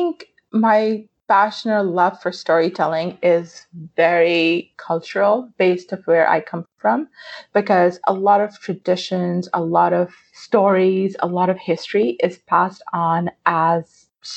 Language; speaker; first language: English; non-native, local second language; Urdu